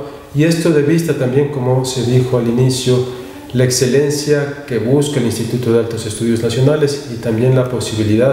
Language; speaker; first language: Spanish; native; Spanish